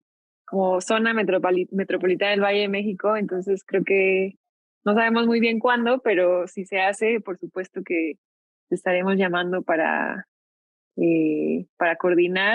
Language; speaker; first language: Spanish; native; Spanish